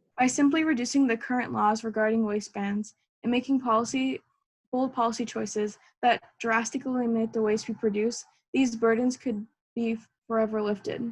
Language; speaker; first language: English; native; English